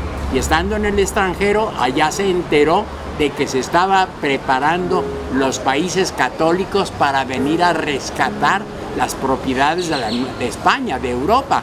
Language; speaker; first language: Spanish; native; Spanish